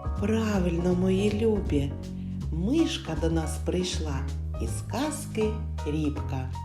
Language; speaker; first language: Ukrainian; native; Ukrainian